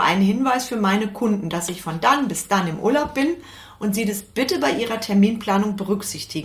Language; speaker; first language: German; native; German